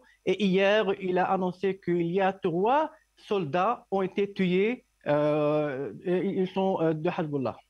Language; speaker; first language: French; non-native, learner; Arabic